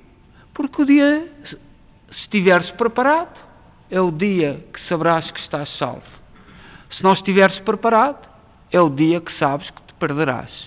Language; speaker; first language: Portuguese; native; Portuguese